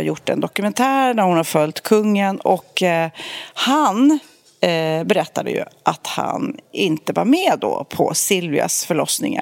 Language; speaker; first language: Swedish; native; Swedish